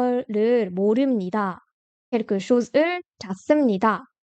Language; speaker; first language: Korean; non-native, fluent; French